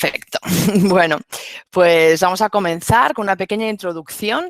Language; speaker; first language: Spanish; native; Spanish